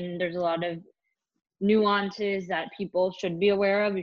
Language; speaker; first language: English; native; English